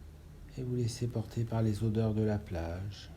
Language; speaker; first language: French; native; French